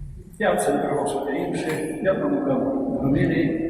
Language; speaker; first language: Polish; non-native, fluent; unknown